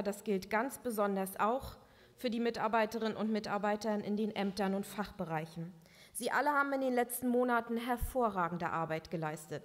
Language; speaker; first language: German; native; German